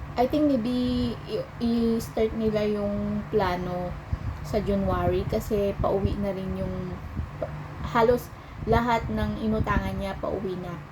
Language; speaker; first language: Filipino; native; Filipino